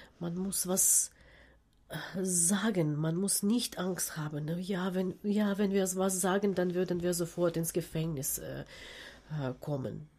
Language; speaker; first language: German; non-native, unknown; Ukrainian